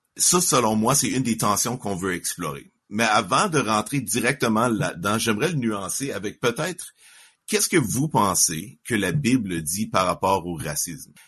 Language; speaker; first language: French; native; French